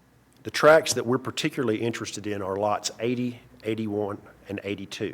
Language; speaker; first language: English; native; English